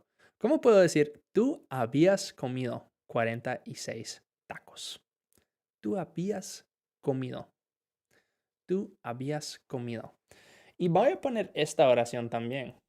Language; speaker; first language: Spanish; non-native, fluent; English